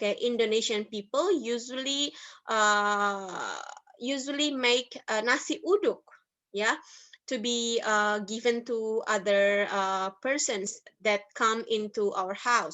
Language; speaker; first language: English; non-native, fluent; Indonesian